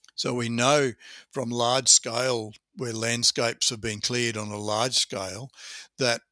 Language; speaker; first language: English; native; English